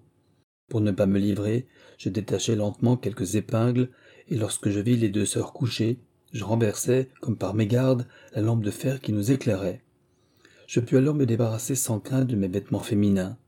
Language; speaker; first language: French; native; French